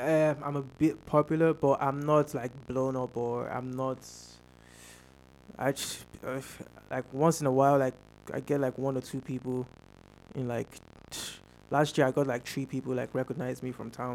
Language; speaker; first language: English; non-native, local second language; Yoruba